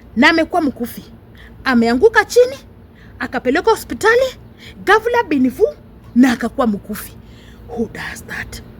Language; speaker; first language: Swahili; non-native, local second language; Luyia